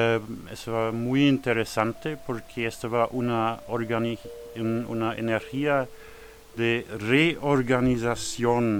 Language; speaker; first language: Spanish; non-native, learner; French